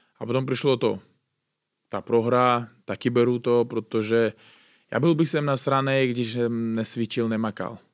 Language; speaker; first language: Czech; non-native, fluent; Uzbek